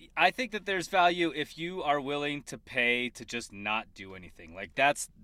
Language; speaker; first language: English; native; English